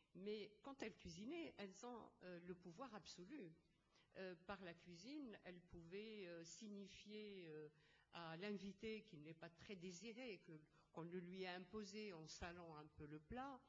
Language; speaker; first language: French; non-native, local second language; Arabic